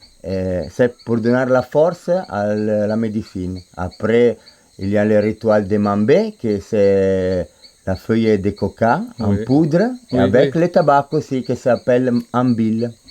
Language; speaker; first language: French; non-native, fluent; Spanish